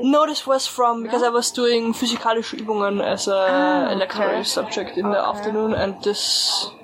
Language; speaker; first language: English; early bilingual, other home language; German